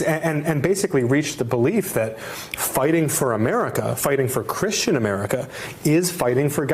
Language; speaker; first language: English; native; English